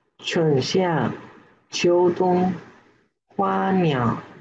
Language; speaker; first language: Chinese; non-native, learner; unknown